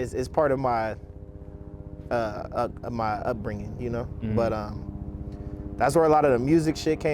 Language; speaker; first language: English; native; English